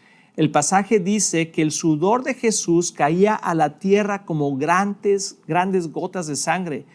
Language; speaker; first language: Spanish; native; Spanish